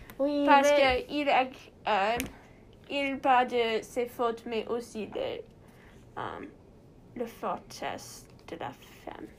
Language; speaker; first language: French; non-native, learner; English